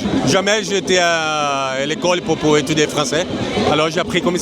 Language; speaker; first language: French; non-native, learner; Portuguese